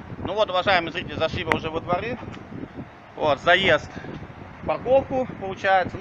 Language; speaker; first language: Russian; native; Russian